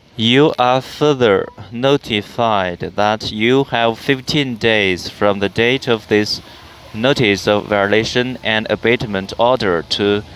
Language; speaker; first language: English; non-native, fluent; Chinese